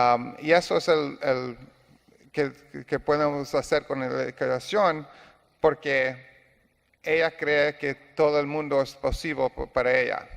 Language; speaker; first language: Spanish; non-native, learner; English